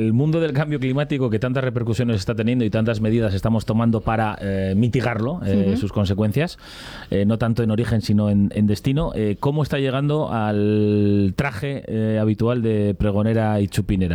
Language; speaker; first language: Spanish; native; Spanish